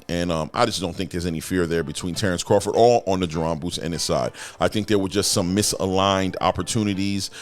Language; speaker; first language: English; native; English